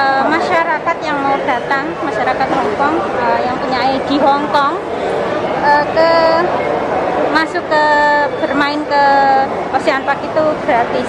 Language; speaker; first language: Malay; non-native, local second language; Javanese